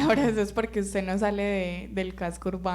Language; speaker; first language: Spanish; native; Spanish